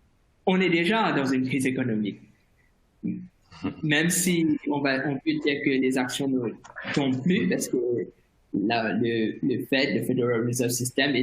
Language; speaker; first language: French; non-native, fluent; Morisyen